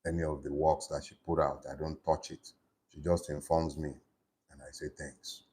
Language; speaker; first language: English; non-native, local second language; Yoruba